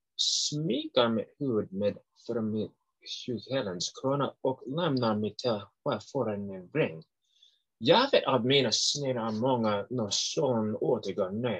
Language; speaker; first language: Swedish; non-native, learner; English